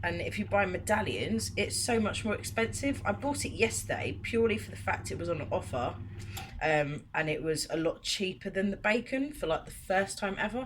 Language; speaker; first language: English; native; English